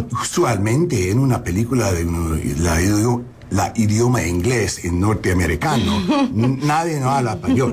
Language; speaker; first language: Spanish; early bilingual, heritage; English